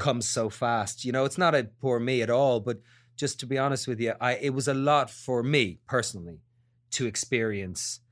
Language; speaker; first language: English; native; English